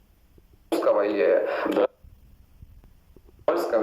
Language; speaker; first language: Russian; non-native, fluent; Italian